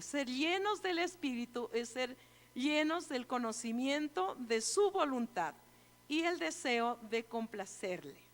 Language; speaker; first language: Spanish; native; Spanish